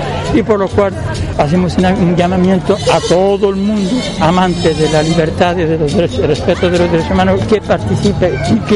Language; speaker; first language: Spanish; non-native, local second language; Arabic